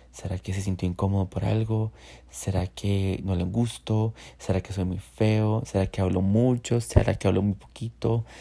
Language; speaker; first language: Spanish; native; Spanish